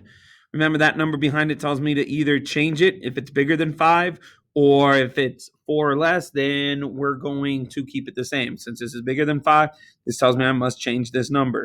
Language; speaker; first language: English; native; English